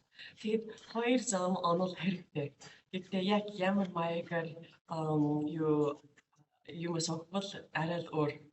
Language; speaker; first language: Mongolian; non-native, fluent; English